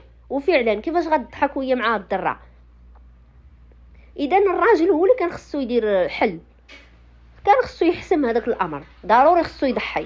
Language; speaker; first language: Arabic; native; Arabic